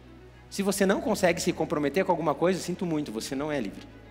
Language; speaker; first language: Portuguese; native; Portuguese